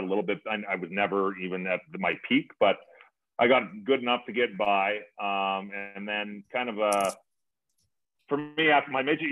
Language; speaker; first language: English; native; English